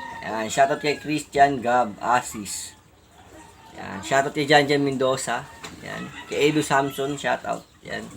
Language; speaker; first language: Filipino; native; Filipino